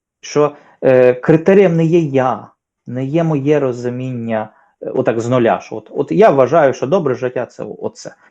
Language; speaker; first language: Ukrainian; native; Ukrainian